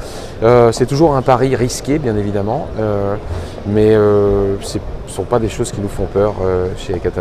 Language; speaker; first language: French; native; French